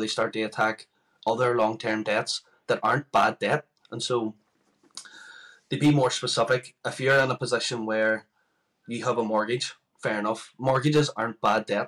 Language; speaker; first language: English; native; English